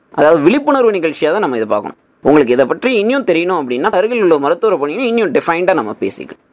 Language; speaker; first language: Tamil; native; Tamil